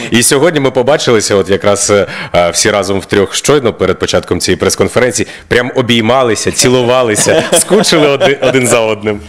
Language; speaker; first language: Ukrainian; native; Ukrainian